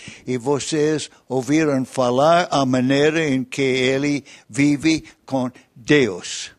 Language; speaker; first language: Portuguese; non-native, learner; English